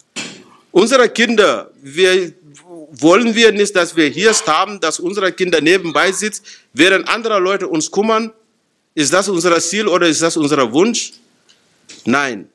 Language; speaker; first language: German; non-native, fluent; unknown